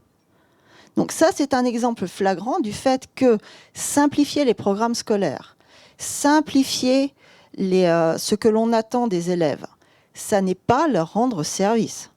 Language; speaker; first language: French; native; French